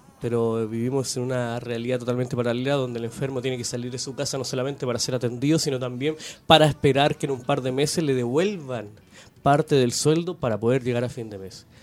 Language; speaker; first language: Spanish; native; Spanish